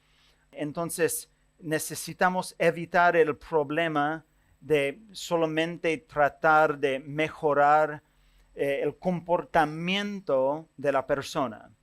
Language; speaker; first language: Spanish; non-native, fluent; English